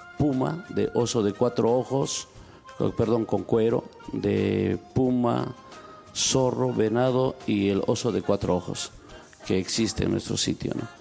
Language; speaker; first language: Spanish; non-native, local second language; Quechua